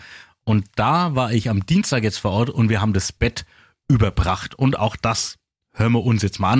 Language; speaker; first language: German; native; German